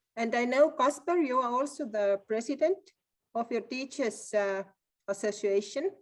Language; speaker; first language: English; non-native, fluent; Estonian